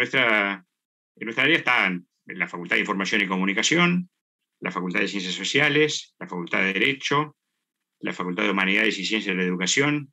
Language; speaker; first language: Spanish; native; Spanish